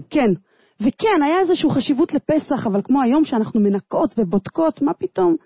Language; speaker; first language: Hebrew; early bilingual, other home language; Russian